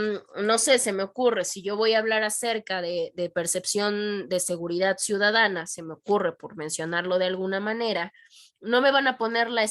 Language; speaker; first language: Spanish; native; Spanish